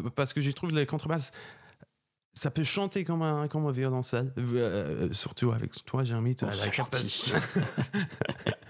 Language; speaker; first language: French; non-native, fluent; English